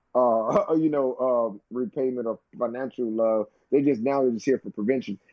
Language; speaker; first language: English; native; English